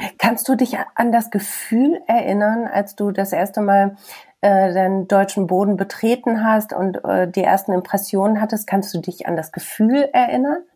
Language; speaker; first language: German; native; German